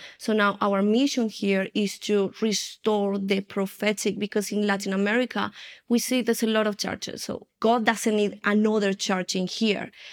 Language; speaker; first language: English; non-native, fluent; Spanish